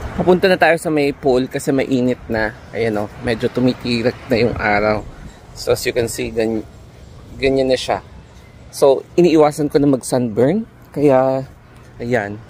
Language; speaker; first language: Filipino; non-native, local second language; Iloko